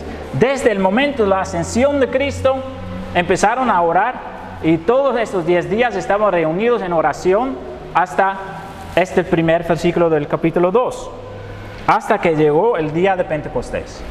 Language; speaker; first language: Spanish; non-native, fluent; Dutch